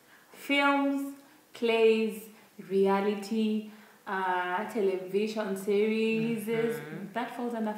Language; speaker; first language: English; non-native, local second language; Swahili